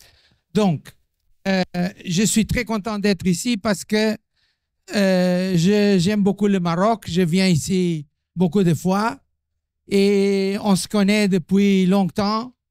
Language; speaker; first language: French; non-native, fluent; Portuguese